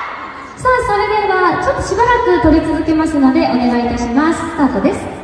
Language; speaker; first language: Japanese; native; Japanese